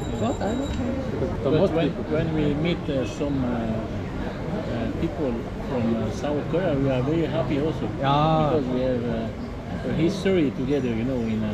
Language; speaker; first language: English; non-native, learner; Turkish